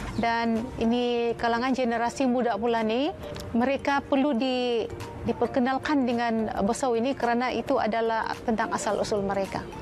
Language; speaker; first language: Malay; non-native, local second language; Central Dusun